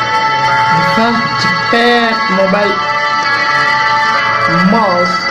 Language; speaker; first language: English; non-native, learner; Bangla